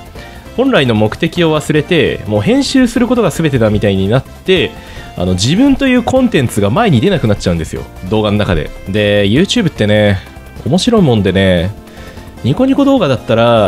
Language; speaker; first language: Japanese; native; Japanese